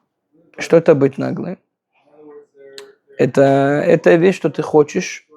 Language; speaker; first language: Russian; non-native, fluent; Hebrew